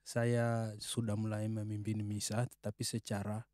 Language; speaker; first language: Indonesian; non-native, fluent; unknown